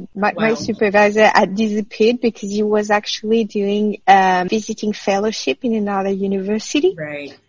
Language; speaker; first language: English; non-native, fluent; French